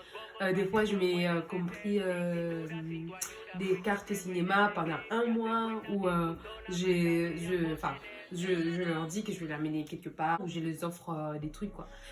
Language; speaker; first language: French; native; French